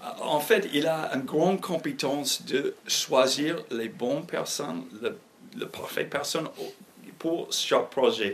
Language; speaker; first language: French; non-native, fluent; English